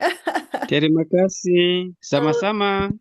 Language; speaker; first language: Indonesian; non-native, learner; Nyanja